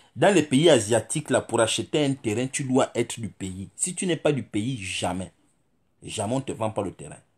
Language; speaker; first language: French; non-native, local second language; Fang